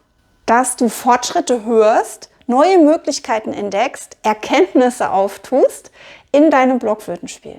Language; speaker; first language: German; native; German